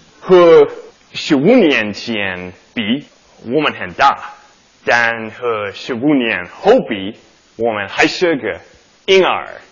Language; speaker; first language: Chinese; non-native, learner; English